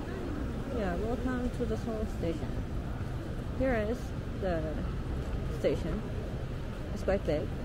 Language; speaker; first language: English; non-native, fluent; Korean